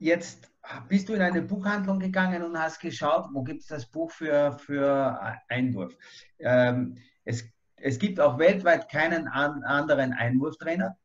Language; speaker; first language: German; native; German